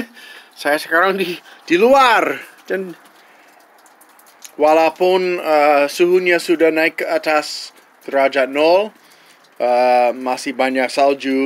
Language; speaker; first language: Indonesian; non-native, fluent; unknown